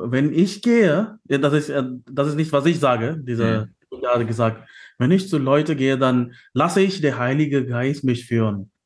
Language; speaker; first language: German; non-native, fluent; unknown